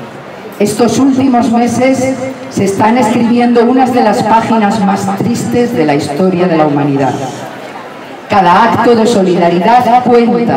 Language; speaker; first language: Spanish; native; Spanish